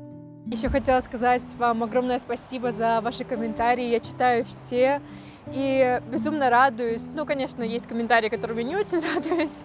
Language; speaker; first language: Russian; native; Russian